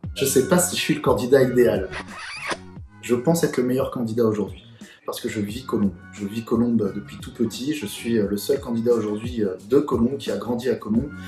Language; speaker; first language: French; early bilingual, other home language; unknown